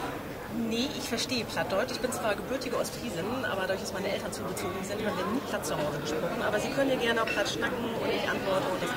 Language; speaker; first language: German; native; German